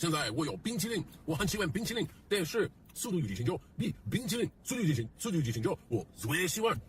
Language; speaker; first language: Chinese; non-native, learner; English